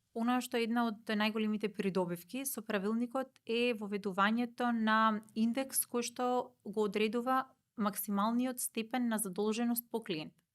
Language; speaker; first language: Macedonian; native; Macedonian